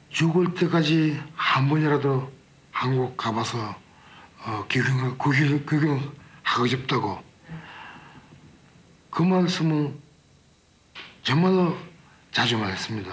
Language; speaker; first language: Korean; early bilingual, heritage; Korean